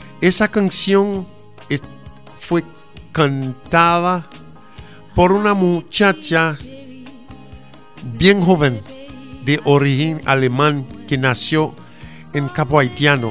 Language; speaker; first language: Spanish; non-native, fluent; Haitian Creole